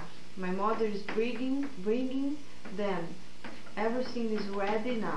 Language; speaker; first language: English; non-native, learner; Portuguese